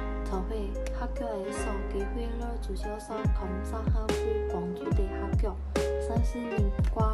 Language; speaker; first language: Korean; non-native, learner; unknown